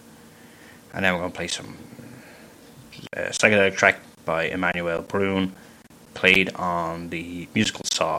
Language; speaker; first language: English; native; English